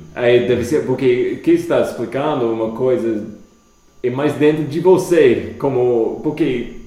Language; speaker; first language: Portuguese; non-native, fluent; English